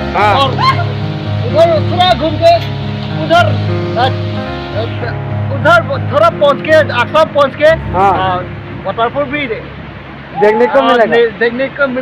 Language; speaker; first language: Hindi; non-native, local second language; Karbi